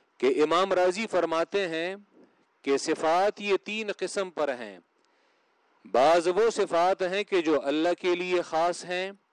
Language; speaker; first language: Urdu; non-native, local second language; Pashto